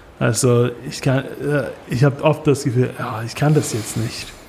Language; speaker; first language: German; non-native, learner; English